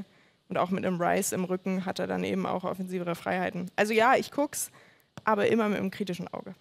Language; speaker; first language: German; native; German